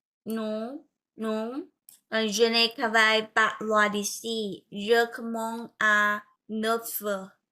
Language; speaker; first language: French; non-native, learner; Vietnamese